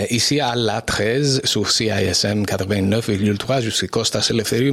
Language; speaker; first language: French; non-native, fluent; English